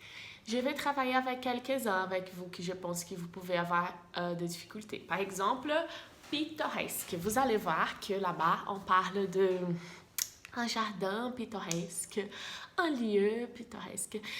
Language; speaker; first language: French; non-native, fluent; Portuguese